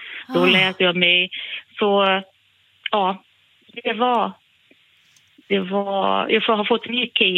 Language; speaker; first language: Swedish; non-native, fluent; Portuguese